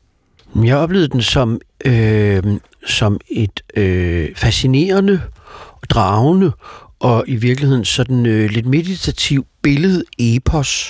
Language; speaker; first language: Danish; native; Danish